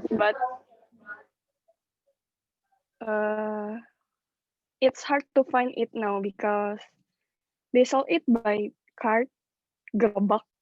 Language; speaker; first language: English; non-native, local second language; Indonesian